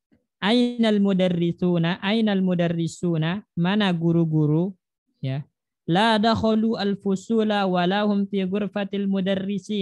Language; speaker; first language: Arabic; non-native, fluent; Indonesian